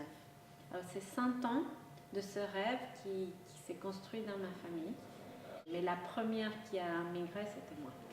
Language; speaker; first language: French; non-native, local second language; Spanish